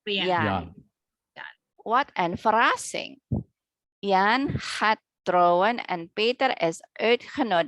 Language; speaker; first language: Dutch; non-native, learner; Indonesian